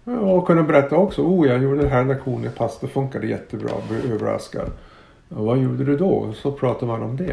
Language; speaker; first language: Swedish; non-native, fluent; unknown